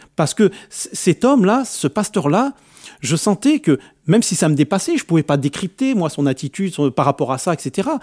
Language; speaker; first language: French; early bilingual, other home language; Arabic